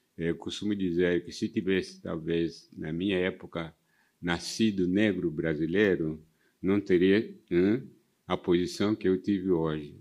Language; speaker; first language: Portuguese; non-native, fluent; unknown